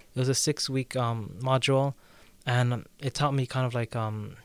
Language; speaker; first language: English; native; English